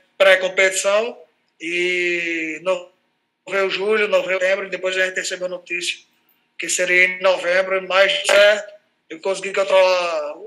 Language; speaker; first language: Portuguese; native; Portuguese